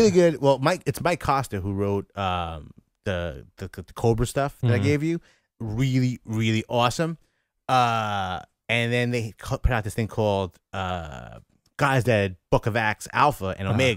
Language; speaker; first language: English; native; English